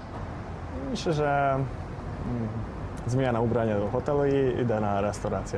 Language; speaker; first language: Polish; non-native, learner; Hungarian